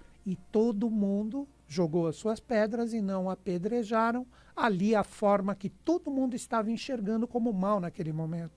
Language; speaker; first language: Portuguese; native; Portuguese